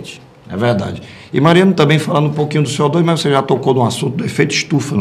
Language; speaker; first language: Portuguese; native; Portuguese